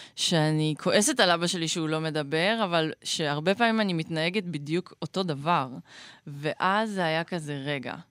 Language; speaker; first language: Hebrew; native; Hebrew